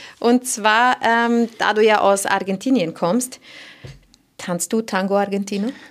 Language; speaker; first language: German; native; German